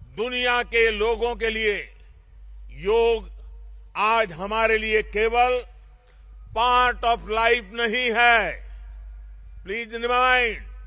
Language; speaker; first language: Hindi; non-native, local second language; Gujarati